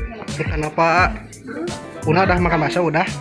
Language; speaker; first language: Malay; non-native, local second language; Sundanese